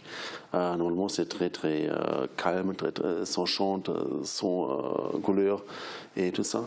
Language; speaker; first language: French; non-native, fluent; German